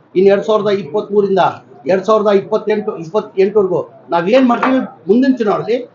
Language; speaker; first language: Kannada; non-native, local second language; Urdu